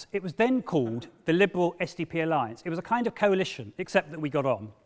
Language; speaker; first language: English; native; English